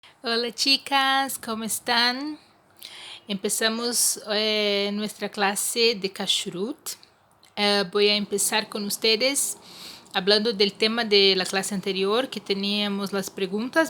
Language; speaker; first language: Spanish; non-native, fluent; Portuguese